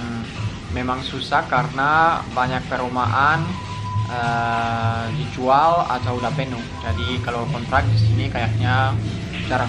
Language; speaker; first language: Indonesian; non-native, fluent; French